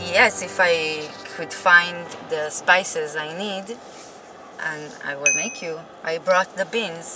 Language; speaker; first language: English; non-native, fluent; Hebrew